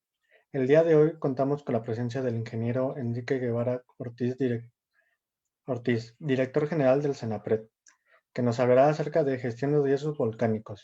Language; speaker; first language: Spanish; native; Spanish